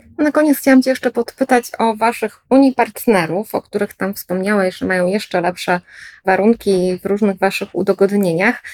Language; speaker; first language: Polish; native; Polish